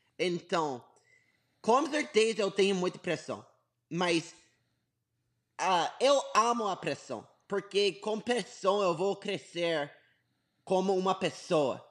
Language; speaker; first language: Portuguese; non-native, learner; English